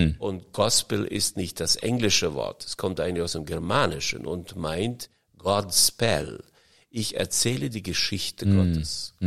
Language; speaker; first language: German; early bilingual, heritage; German